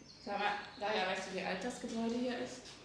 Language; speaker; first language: German; native; German